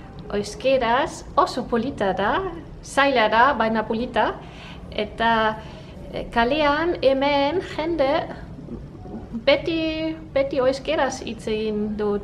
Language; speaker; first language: Basque; non-native, learner; German